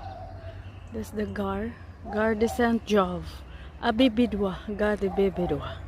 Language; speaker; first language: English; non-native, learner; Filipino